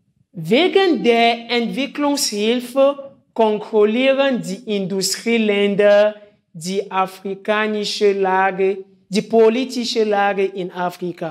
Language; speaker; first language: German; non-native, fluent; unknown